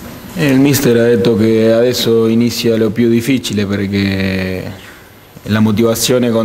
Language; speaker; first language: Italian; non-native, fluent; Spanish